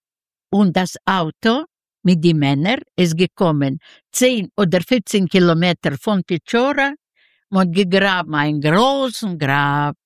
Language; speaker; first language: German; non-native, learner; Russian